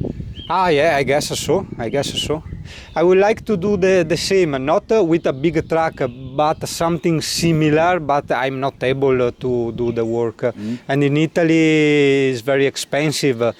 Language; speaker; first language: English; non-native, learner; Italian